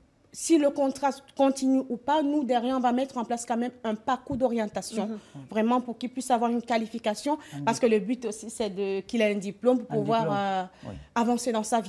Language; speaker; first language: French; native; French